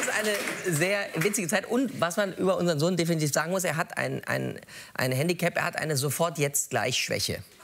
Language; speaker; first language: German; native; German